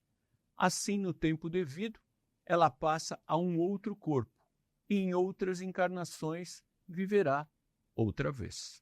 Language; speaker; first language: Portuguese; native; Portuguese